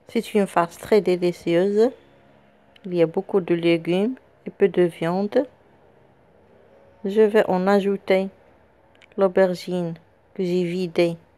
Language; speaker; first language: French; non-native, local second language; Arabic